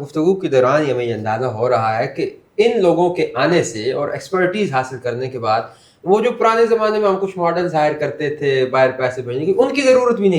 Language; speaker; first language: Urdu; native; Urdu